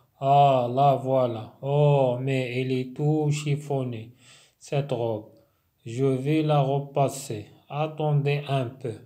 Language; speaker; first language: French; non-native, local second language; Arabic